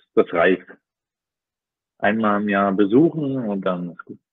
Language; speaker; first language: German; native; German